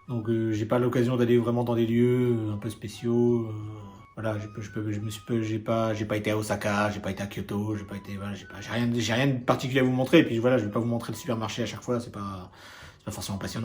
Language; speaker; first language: French; native; French